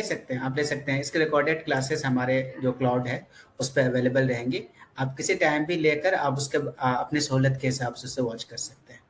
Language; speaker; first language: Hindi; native; Hindi